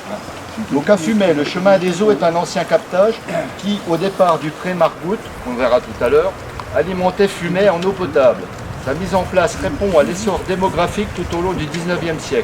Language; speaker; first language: French; native; French